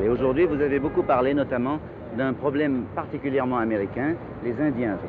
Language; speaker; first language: French; native; French